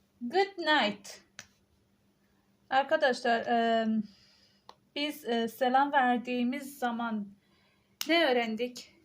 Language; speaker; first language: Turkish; non-native, fluent; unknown